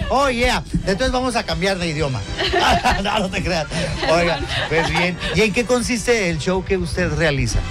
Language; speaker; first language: Spanish; native; Spanish